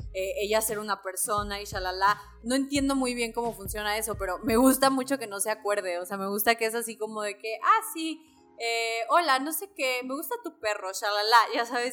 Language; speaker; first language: Spanish; native; Spanish